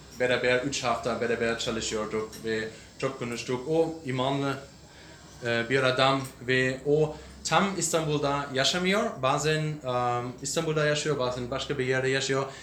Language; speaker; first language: Turkish; non-native, learner; English